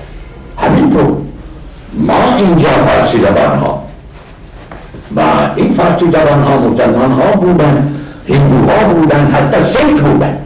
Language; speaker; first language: Persian; non-native, fluent; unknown